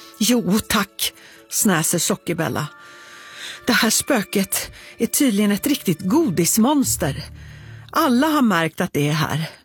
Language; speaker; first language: Swedish; native; Swedish